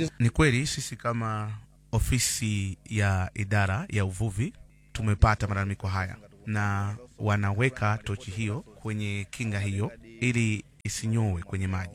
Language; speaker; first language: Swahili; non-native, fluent; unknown